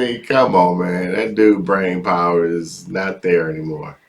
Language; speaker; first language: English; native; English